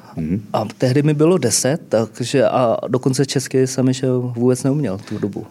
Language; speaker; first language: Czech; early bilingual, other home language; Vietnamese